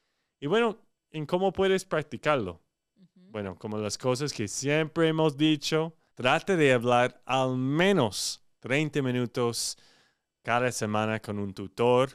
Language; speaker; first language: Spanish; non-native, fluent; English